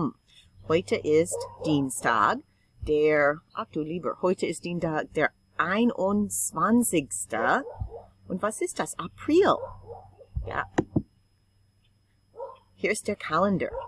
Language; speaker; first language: German; non-native, fluent; English